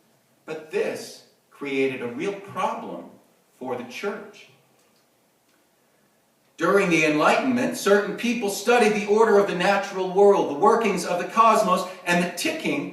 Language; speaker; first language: English; native; English